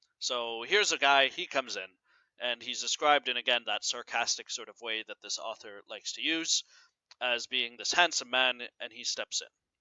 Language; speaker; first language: English; native; English